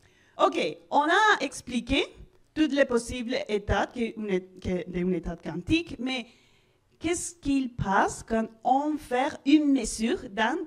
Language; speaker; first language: French; non-native, learner; Spanish